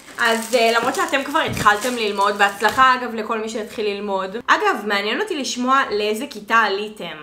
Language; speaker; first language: Hebrew; native; Hebrew